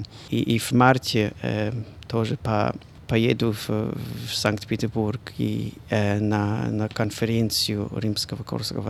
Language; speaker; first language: Russian; non-native, fluent; English